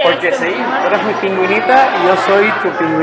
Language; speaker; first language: Spanish; native; Spanish